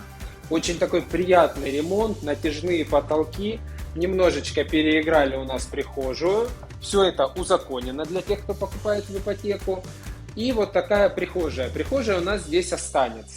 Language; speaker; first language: Russian; native; Russian